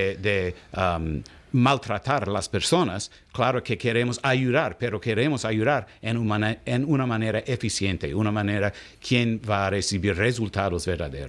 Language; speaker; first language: Spanish; non-native, learner; English